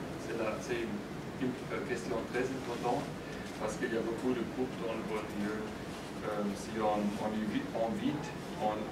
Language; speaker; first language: French; non-native, fluent; German